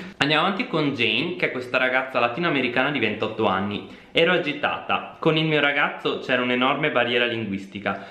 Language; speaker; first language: Italian; native; Italian